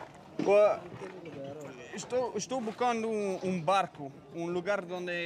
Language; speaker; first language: Portuguese; non-native, learner; French